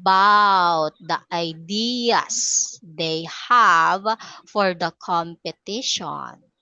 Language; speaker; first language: English; non-native, fluent; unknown